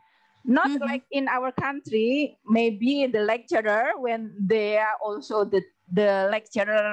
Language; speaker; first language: English; non-native, learner; Indonesian